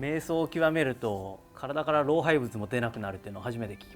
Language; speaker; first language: Japanese; native; Japanese